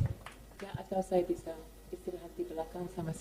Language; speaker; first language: Indonesian; non-native, fluent; English